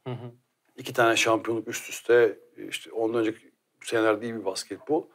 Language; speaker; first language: Turkish; native; Turkish